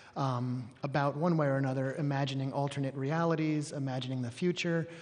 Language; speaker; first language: English; native; English